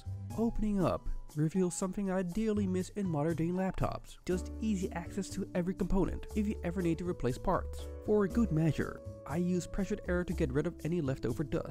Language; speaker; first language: English; non-native, fluent; Dutch